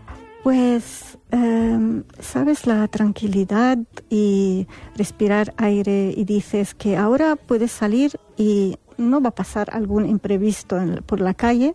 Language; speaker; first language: Spanish; non-native, fluent; Arabic